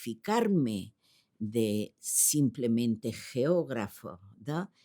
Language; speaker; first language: Spanish; early bilingual, other home language; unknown